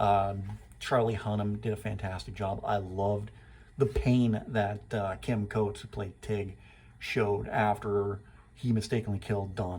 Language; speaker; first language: English; native; English